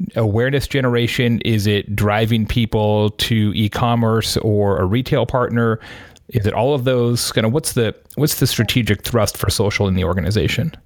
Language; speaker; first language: English; native; English